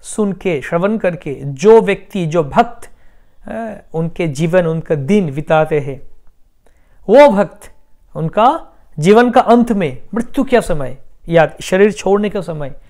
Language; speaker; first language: Hindi; non-native, local second language; Bangla